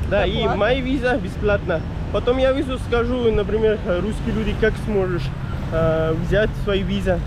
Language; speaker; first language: Russian; non-native, local second language; Kyrgyz